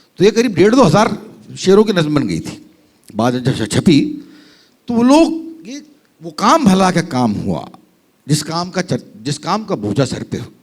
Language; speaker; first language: Hindi; native; Hindi